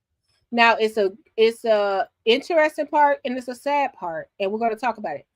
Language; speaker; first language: English; native; English